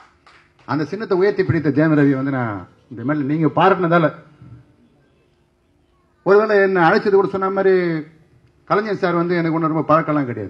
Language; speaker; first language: Tamil; native; Tamil